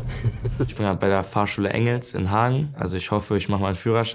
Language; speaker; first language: German; native; German